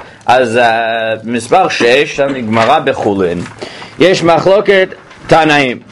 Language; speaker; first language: Hebrew; non-native, fluent; English